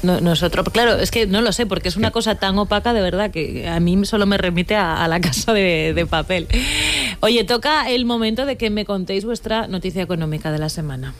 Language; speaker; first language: Spanish; native; Spanish